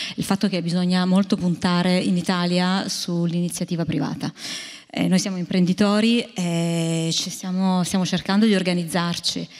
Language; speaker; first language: Italian; native; Italian